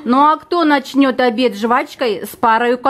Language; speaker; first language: Russian; native; Russian